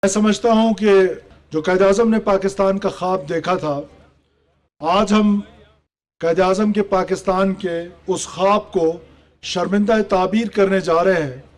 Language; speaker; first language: Urdu; non-native, local second language; Baluchi